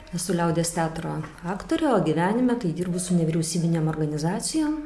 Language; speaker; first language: Lithuanian; native; Lithuanian